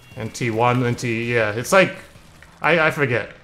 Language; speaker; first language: English; native; English